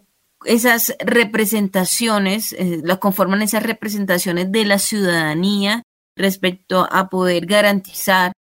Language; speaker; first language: Spanish; native; Spanish